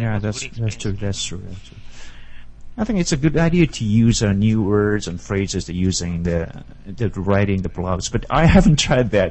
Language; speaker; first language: English; non-native, learner; Japanese